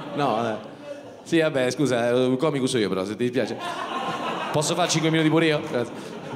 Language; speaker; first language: Italian; native; Italian